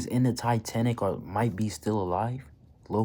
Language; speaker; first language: English; native; English